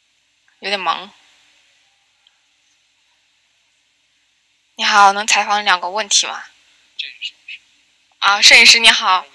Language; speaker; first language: Chinese; native; Chinese